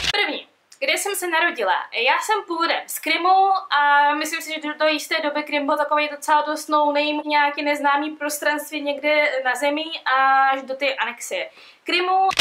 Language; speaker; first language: Czech; early bilingual, other home language; Russian